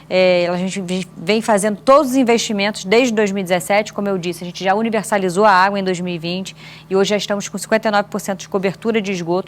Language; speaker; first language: Portuguese; native; Portuguese